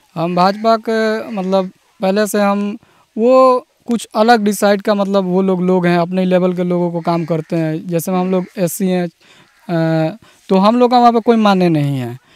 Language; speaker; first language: Hindi; native; Hindi